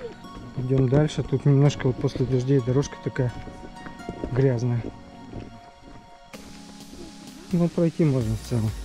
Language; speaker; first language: Russian; native; Russian